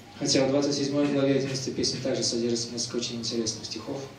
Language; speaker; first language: Russian; native; Russian